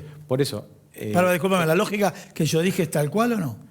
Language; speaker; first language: Spanish; native; Spanish